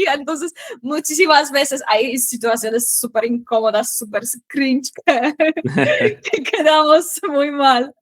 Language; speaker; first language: Spanish; non-native, fluent; Polish